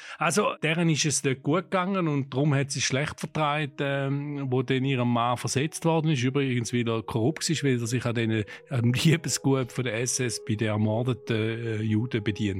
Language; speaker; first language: German; native; German